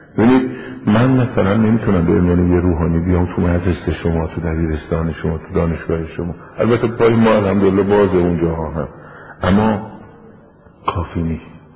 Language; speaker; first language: Persian; native; Persian